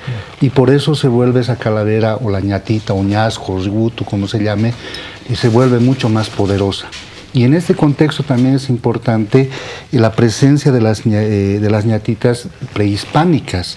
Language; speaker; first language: Spanish; native; Spanish